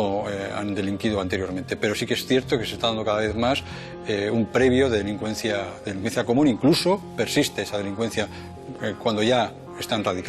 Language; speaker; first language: Spanish; native; Spanish